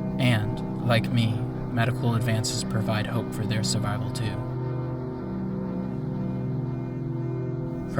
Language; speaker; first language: English; native; English